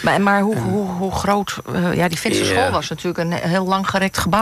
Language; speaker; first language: Dutch; native; Dutch